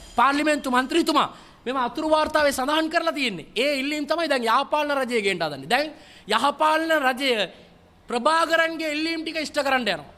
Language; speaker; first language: Sinhala; non-native, local second language; Tamil